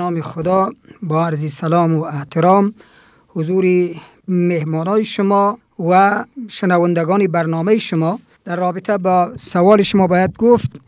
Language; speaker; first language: Persian; native; Persian